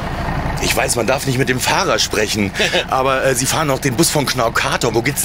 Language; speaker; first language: German; native; German